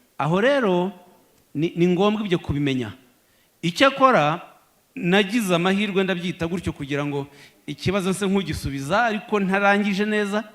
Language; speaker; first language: Kinyarwanda; native; Kinyarwanda